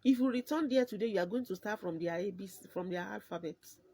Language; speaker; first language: English; non-native, local second language; Yoruba